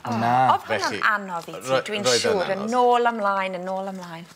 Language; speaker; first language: Welsh; native; Welsh